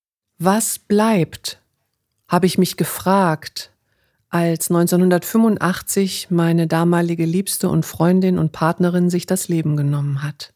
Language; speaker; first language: German; native; German